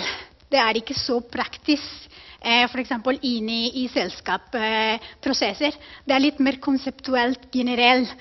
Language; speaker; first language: Norwegian; non-native, fluent; Spanish